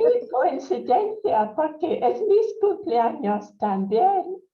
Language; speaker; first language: Spanish; non-native, fluent; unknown